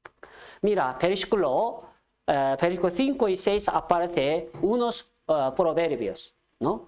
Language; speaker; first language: Spanish; non-native, fluent; Korean